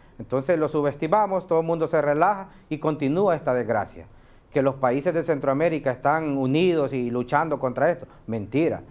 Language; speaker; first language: Spanish; native; Spanish